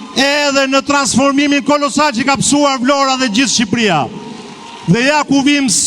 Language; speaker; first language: Albanian; native; Albanian